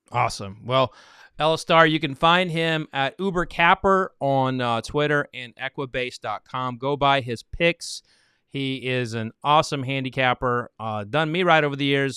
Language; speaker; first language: English; native; English